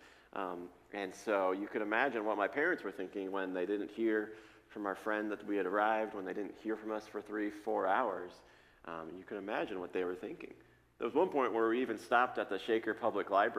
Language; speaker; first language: English; native; English